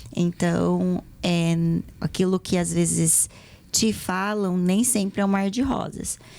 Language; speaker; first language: Portuguese; native; Portuguese